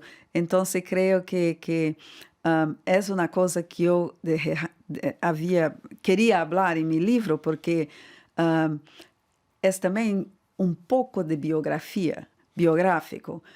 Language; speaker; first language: Spanish; non-native, fluent; Portuguese